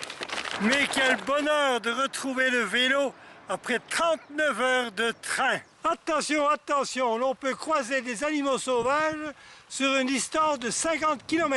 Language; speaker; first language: French; native; French